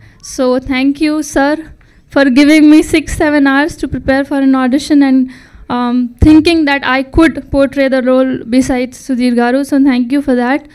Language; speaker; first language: Telugu; non-native, learner; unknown